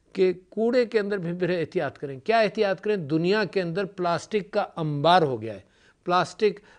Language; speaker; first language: Urdu; native; Urdu